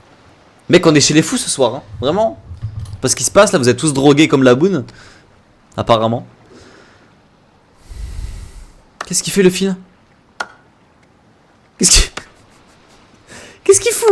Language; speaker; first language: French; native; French